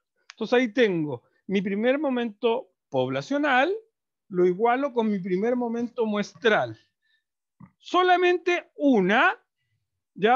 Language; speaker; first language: Spanish; native; Spanish